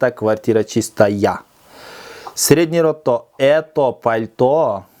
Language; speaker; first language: Russian; non-native, fluent; Kyrgyz